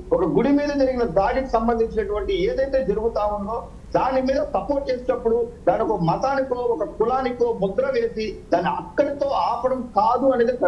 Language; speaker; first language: Telugu; native; Telugu